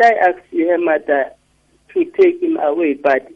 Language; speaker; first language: English; non-native, local second language; Xhosa